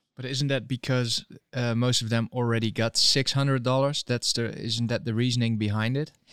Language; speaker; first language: English; non-native, fluent; Dutch